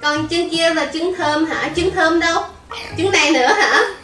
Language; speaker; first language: Vietnamese; native; Vietnamese